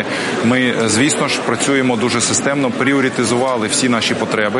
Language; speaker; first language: Ukrainian; native; Ukrainian